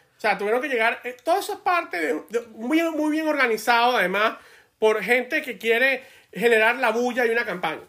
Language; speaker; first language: Spanish; native; Spanish